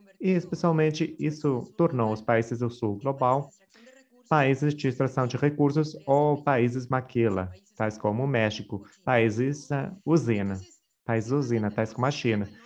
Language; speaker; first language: Portuguese; non-native, fluent; Spanish